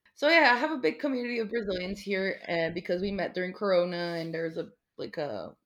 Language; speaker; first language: English; non-native, fluent; Portuguese